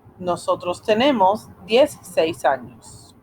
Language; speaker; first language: Spanish; non-native, fluent; English